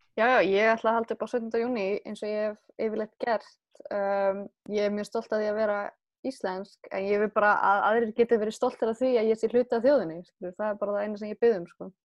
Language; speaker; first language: Icelandic; early bilingual, other home language; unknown